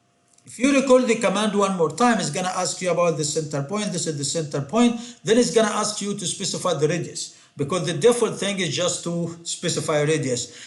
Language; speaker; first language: English; non-native, fluent; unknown